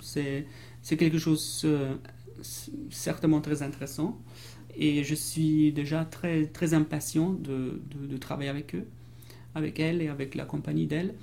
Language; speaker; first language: French; non-native, fluent; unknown